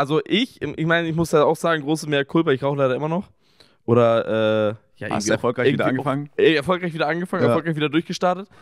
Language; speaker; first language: German; native; German